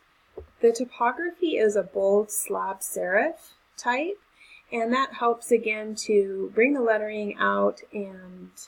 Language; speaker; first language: English; native; English